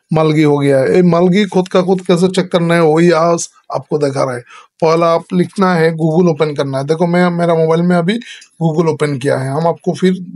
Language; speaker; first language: Hindi; non-native, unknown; Bangla